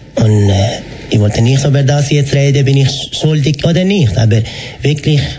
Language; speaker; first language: German; non-native, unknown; Persian